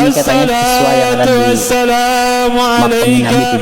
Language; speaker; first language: Indonesian; native; Indonesian